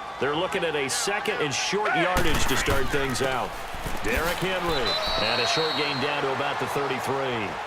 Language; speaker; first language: English; native; English